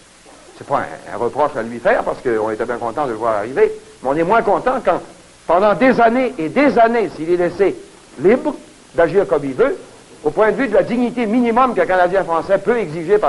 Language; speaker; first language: French; native; French